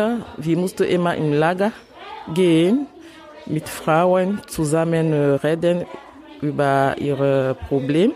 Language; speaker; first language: German; non-native, learner; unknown